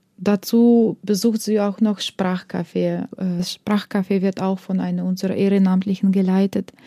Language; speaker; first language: German; non-native, fluent; Russian